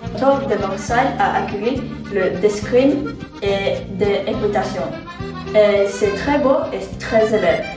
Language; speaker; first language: French; non-native, learner; Norwegian